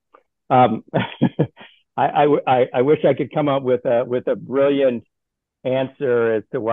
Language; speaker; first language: English; native; English